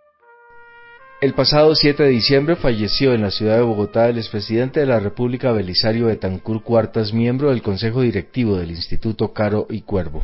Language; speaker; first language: Spanish; native; Spanish